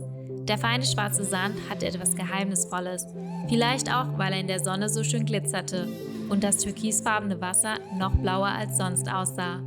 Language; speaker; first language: German; native; German